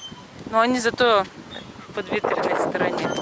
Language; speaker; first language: Russian; native; Russian